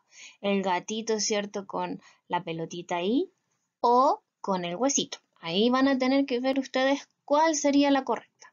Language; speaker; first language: Spanish; native; Spanish